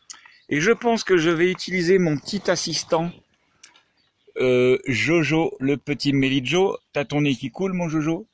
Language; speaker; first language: French; native; French